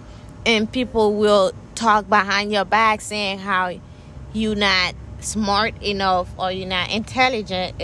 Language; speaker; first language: English; non-native, fluent; Haitian Creole